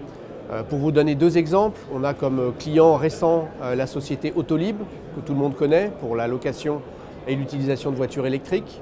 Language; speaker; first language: French; native; French